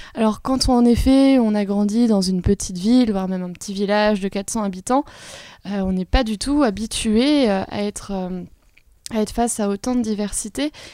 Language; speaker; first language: French; native; French